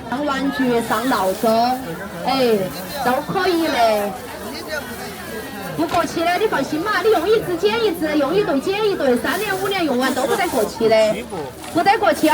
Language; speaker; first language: Chinese; native; Chinese